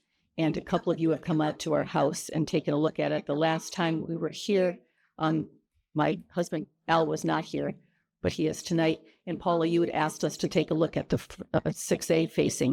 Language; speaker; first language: English; native; English